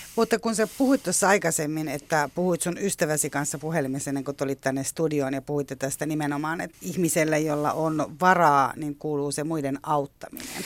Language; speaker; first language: Finnish; native; Finnish